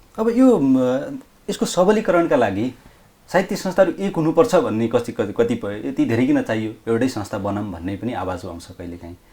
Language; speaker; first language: Nepali; native; Nepali